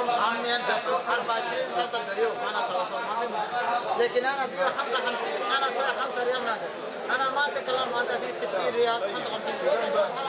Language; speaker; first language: Arabic; non-native, learner; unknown